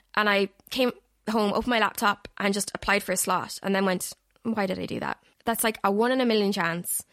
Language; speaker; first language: English; native; English